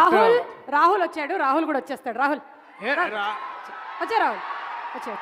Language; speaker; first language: Telugu; native; Telugu